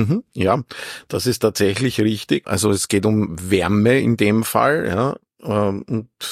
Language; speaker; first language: German; native; German